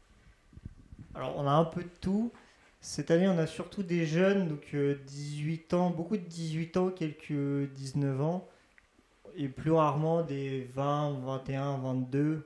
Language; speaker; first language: French; native; French